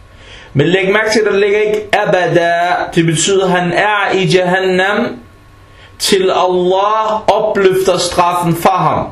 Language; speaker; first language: Danish; non-native, fluent; Arabic